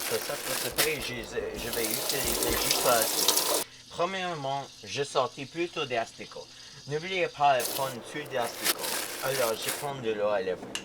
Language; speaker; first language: French; non-native, learner; English